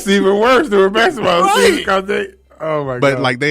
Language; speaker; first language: English; native; English